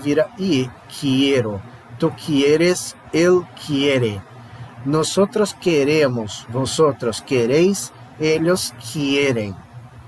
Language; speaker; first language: Spanish; non-native, fluent; Portuguese